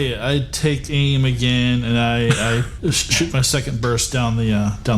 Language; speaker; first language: English; native; English